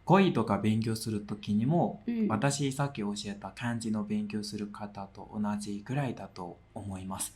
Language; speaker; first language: Japanese; non-native, fluent; Burmese